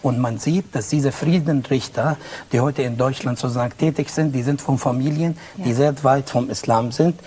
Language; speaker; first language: German; non-native, fluent; Arabic